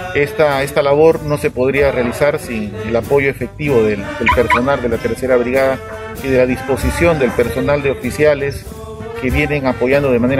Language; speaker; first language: Spanish; native; Spanish